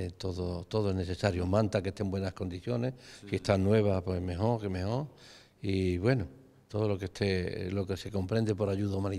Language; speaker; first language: Spanish; native; Spanish